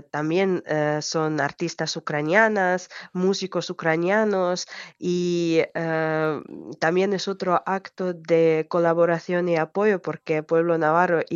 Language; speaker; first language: Spanish; non-native, fluent; Ukrainian